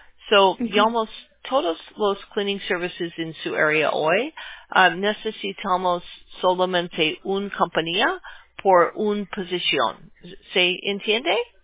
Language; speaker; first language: Spanish; non-native, learner; English